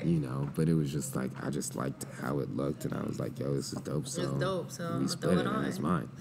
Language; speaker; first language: English; native; English